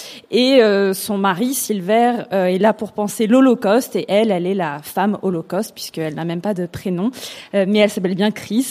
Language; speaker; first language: French; native; French